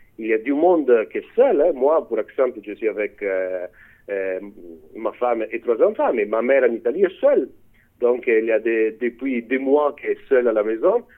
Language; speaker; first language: French; non-native, fluent; Italian